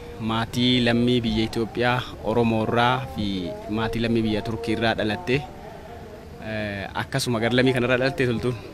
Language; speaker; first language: Oromo; native; Oromo